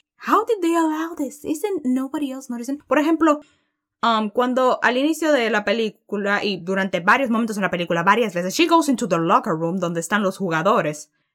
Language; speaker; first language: Spanish; early bilingual, heritage; Spanish